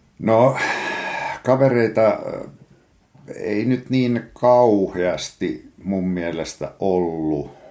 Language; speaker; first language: Finnish; native; Finnish